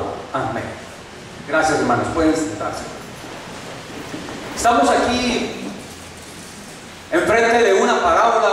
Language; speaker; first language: Spanish; native; Spanish